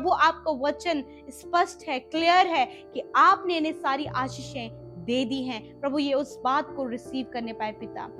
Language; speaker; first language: Hindi; native; Hindi